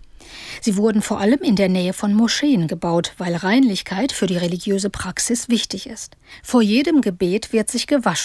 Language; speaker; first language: German; native; German